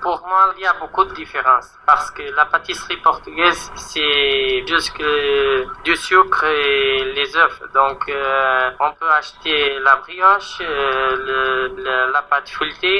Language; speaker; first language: French; non-native, learner; Portuguese